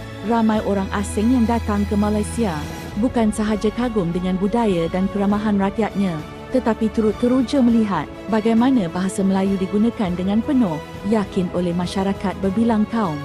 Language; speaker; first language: Malay; native; Malay